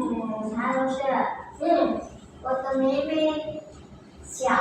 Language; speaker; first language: Chinese; non-native, learner; Indonesian